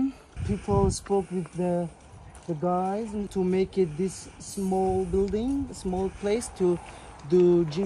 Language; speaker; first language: English; non-native, fluent; Persian